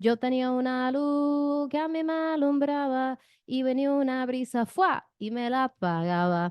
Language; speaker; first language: Spanish; non-native, fluent; English